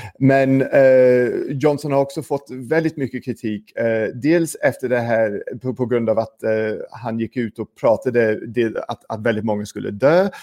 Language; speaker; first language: Swedish; non-native, fluent; English